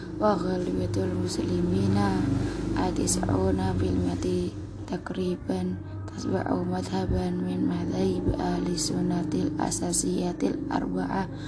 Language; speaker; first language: Arabic; non-native, learner; Indonesian